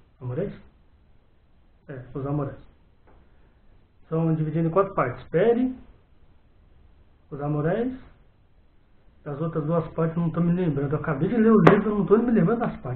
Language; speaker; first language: Portuguese; native; Portuguese